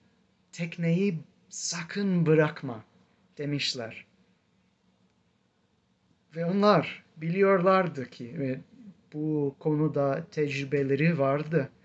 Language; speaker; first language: Turkish; non-native, fluent; English